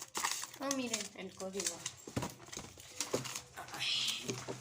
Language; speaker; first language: Spanish; native; Spanish